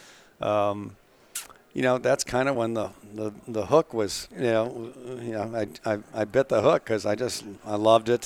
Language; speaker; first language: English; native; English